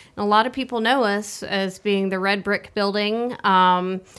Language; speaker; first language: English; native; English